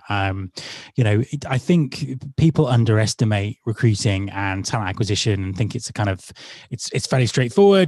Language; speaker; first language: English; native; English